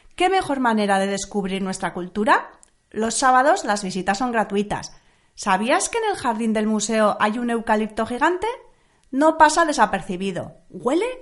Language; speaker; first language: Spanish; non-native, local second language; Basque